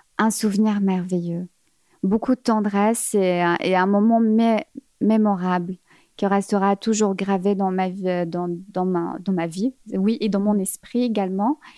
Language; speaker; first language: French; early bilingual, other home language; Arabic